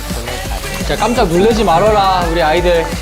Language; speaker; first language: Korean; native; Korean